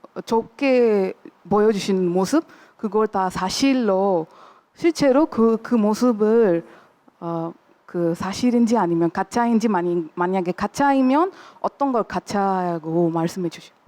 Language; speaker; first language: Korean; non-native, learner; Tamil